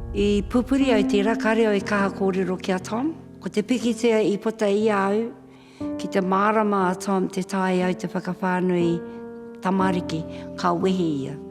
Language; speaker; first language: Māori; non-native, local second language; English